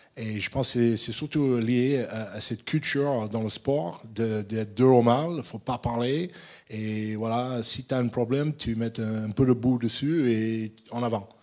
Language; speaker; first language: French; non-native, fluent; English